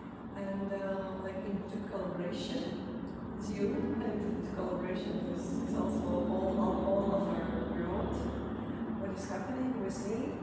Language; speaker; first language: English; non-native, fluent; Latvian